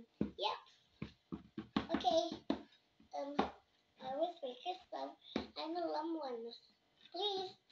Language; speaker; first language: English; non-native, learner; Indonesian